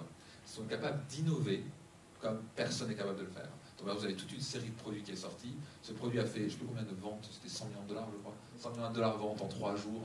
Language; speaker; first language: French; native; French